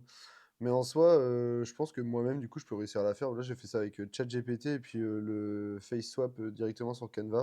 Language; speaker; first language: French; native; French